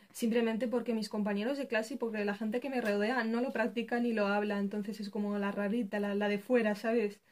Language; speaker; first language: Spanish; early bilingual, other home language; Arabic